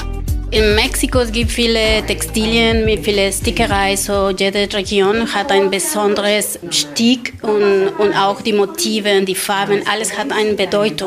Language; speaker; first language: German; non-native, learner; Spanish